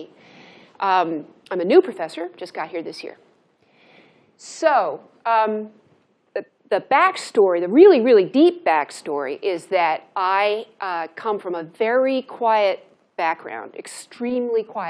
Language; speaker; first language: English; native; English